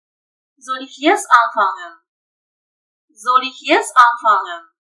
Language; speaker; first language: German; non-native, fluent; Russian